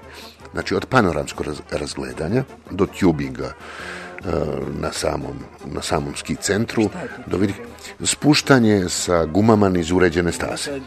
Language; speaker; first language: Serbian; native; Serbian